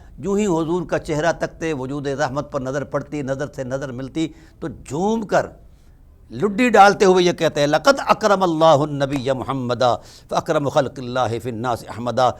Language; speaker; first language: Urdu; non-native, local second language; Punjabi